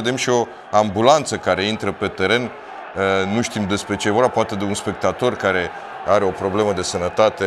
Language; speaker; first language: Romanian; native; Romanian